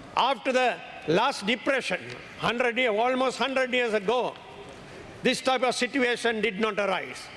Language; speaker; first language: English; non-native, local second language; Sinhala